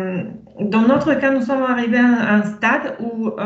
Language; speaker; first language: French; non-native, fluent; Bulgarian